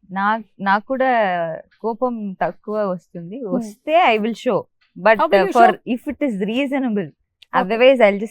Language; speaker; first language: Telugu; non-native, learner; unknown